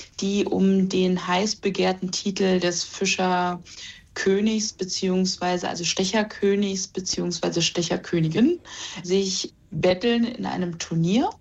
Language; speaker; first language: German; native; German